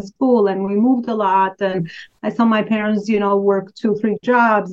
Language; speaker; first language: English; non-native, fluent; Albanian